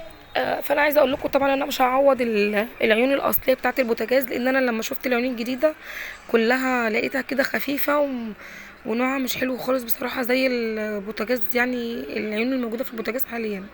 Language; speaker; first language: Arabic; native; Arabic